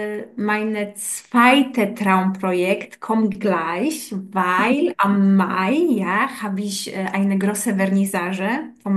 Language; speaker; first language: German; non-native, learner; Polish